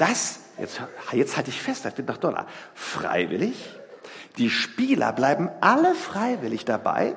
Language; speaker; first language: German; native; German